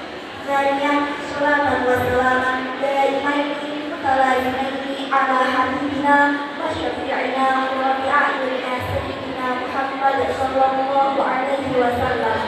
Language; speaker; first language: Arabic; non-native, learner; Indonesian